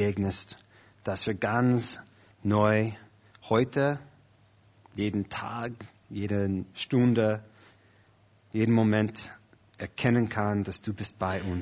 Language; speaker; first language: German; non-native, fluent; English